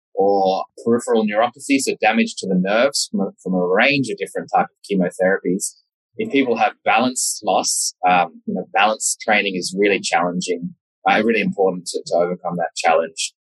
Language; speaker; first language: English; native; English